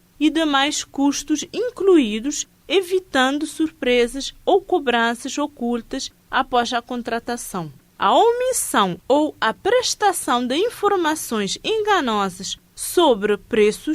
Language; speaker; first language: Portuguese; non-native, local second language; Kabuverdianu